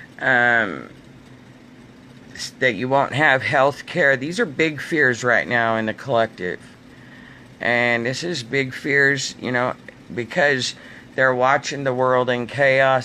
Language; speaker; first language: English; native; English